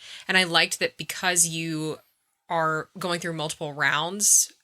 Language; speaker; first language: English; native; English